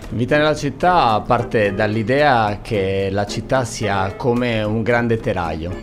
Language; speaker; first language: Italian; native; Italian